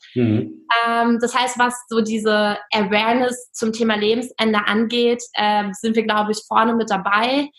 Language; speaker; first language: German; non-native, fluent; Russian